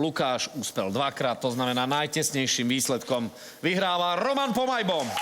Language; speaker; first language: Slovak; native; Slovak